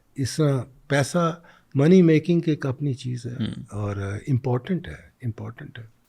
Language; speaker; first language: Urdu; non-native, local second language; Punjabi